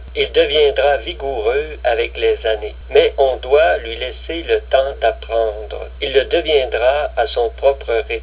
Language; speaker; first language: French; native; French